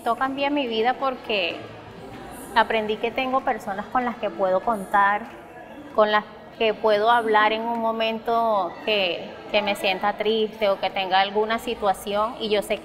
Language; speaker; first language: Spanish; native; Spanish